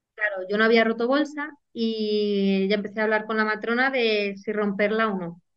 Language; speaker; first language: Spanish; native; Spanish